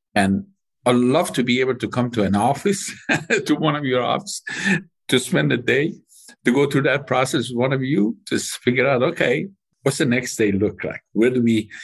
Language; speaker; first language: English; non-native, fluent; Persian